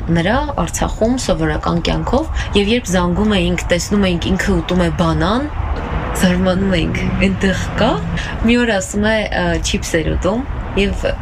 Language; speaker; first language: Armenian; native; Armenian